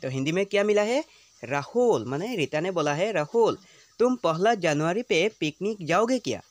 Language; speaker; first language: Hindi; non-native, local second language; Assamese